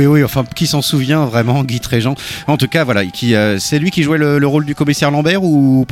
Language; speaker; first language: French; native; French